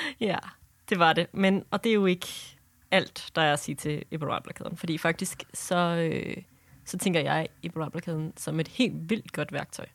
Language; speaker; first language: Danish; native; Danish